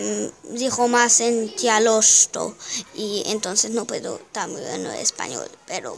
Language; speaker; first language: Spanish; non-native, learner; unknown